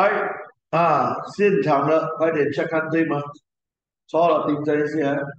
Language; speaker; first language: Chinese; native; Chinese